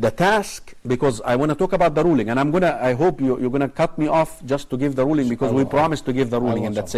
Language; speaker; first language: English; non-native, fluent; Arabic